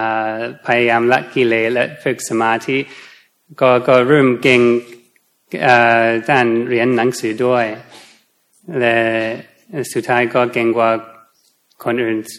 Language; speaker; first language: Thai; non-native, fluent; English